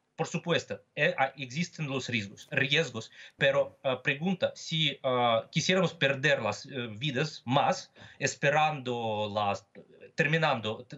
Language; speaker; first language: Spanish; non-native, fluent; Russian